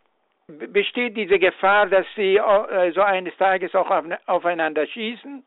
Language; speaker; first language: German; non-native, fluent; Persian